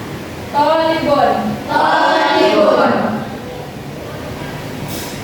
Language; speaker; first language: Arabic; non-native, learner; Indonesian